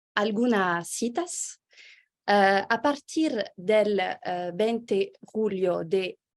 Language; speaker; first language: Spanish; non-native, fluent; French